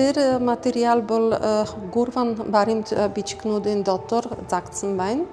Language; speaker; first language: Mongolian; non-native, fluent; Polish